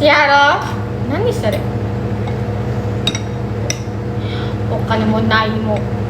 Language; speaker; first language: Japanese; non-native, learner; Indonesian